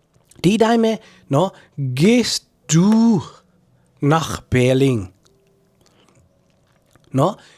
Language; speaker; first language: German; non-native, fluent; Burmese